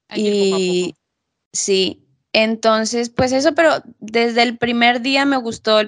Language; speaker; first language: Spanish; native; Spanish